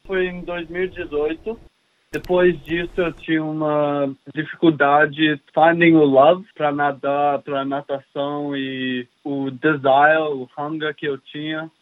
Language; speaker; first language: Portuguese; early bilingual, heritage; English